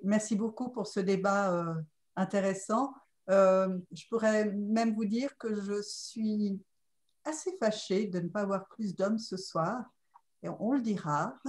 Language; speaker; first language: French; native; French